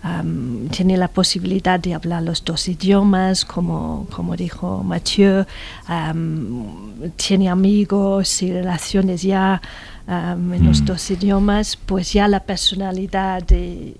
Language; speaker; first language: Spanish; non-native, fluent; English